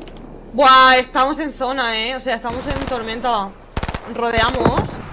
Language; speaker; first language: Spanish; native; Spanish